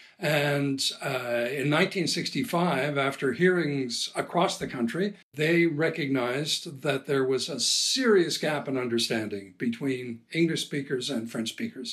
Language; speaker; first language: English; native; English